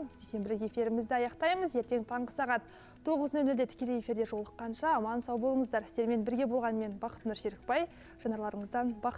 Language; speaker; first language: Kazakh; native; Kazakh